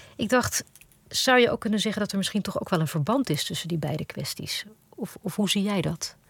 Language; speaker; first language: Dutch; native; Dutch